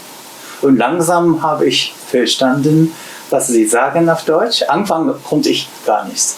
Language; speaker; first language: German; non-native, learner; Japanese